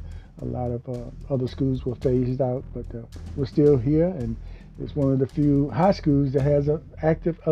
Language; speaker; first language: English; native; English